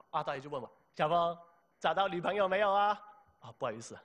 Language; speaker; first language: Chinese; native; Chinese